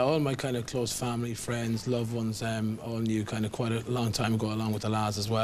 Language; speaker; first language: English; native; English